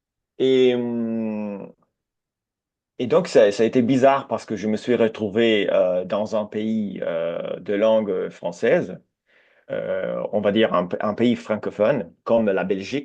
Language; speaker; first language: French; non-native, fluent; Italian